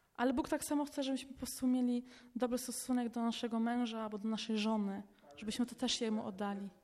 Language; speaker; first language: Polish; early bilingual, heritage; Polish